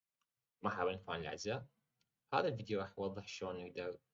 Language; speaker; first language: Arabic; native; Arabic